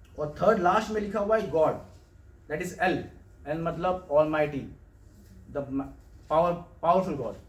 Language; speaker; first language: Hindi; non-native, local second language; Marathi